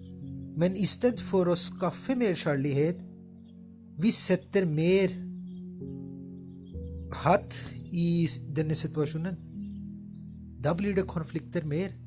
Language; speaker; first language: Norwegian; non-native, fluent; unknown